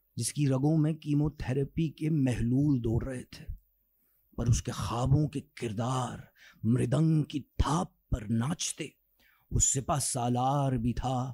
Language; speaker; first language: Urdu; native; Urdu